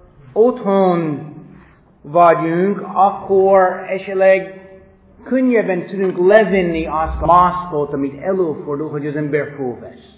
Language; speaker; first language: Hungarian; non-native, fluent; English